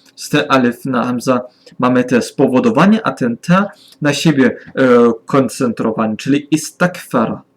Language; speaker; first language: Polish; non-native, learner; German